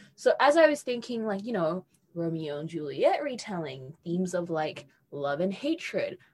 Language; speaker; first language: English; native; English